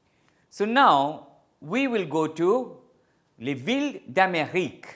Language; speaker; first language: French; non-native, fluent; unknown